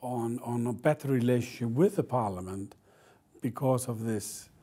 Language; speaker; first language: English; non-native, fluent; Icelandic